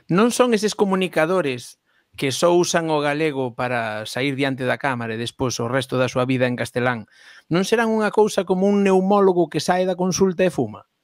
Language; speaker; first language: Galician; non-native, local second language; Spanish